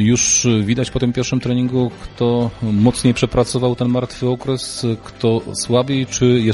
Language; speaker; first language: Polish; native; Polish